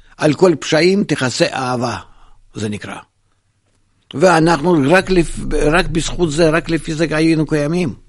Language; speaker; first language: Hebrew; non-native, fluent; Russian